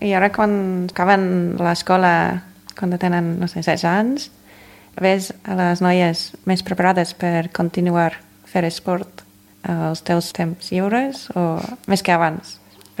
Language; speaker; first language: Catalan; non-native, fluent; English